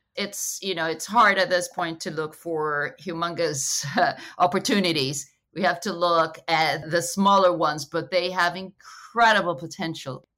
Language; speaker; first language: English; non-native, fluent; Portuguese